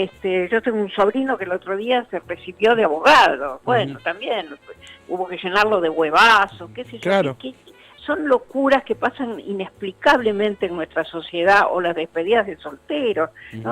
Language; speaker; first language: Spanish; native; Spanish